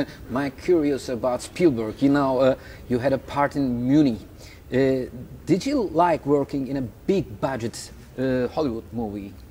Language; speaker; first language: English; non-native, fluent; Turkish